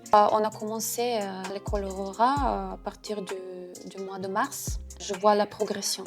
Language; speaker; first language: French; non-native, fluent; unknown